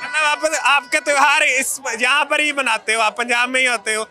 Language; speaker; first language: Hindi; non-native, local second language; Punjabi